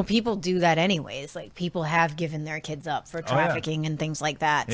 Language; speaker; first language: English; native; English